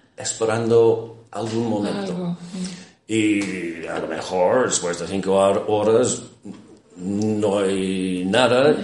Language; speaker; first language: Spanish; non-native, fluent; English